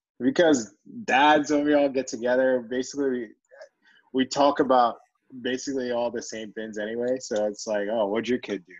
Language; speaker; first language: English; early bilingual, other home language; Yoruba